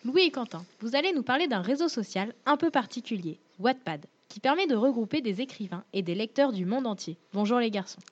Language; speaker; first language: French; native; French